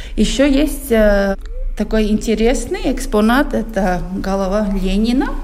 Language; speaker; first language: Russian; non-native, local second language; Latvian